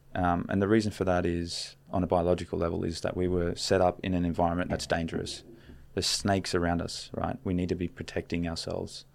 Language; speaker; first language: English; native; English